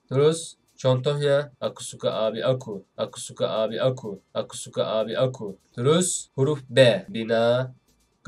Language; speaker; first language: Indonesian; non-native, learner; Turkish